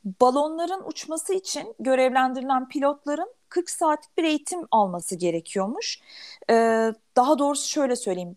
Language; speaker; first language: Turkish; native; Turkish